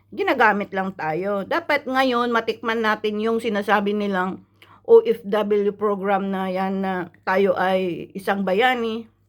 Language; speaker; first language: Filipino; non-native, local second language; Iloko